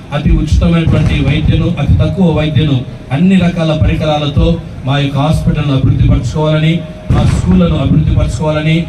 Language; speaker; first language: Telugu; native; Telugu